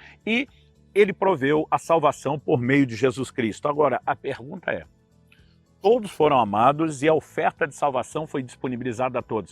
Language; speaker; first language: Portuguese; native; Portuguese